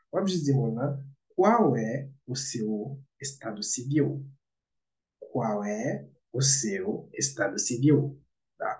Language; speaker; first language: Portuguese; non-native, learner; Haitian Creole